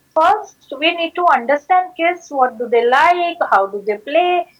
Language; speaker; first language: English; non-native, local second language; Marathi